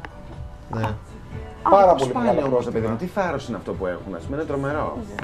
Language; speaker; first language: Greek; native; Greek